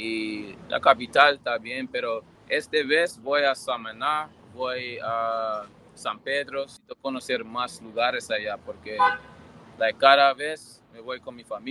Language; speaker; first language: Spanish; non-native, learner; English